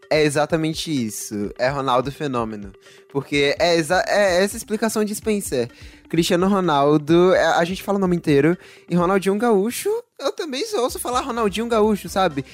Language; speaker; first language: Portuguese; native; Portuguese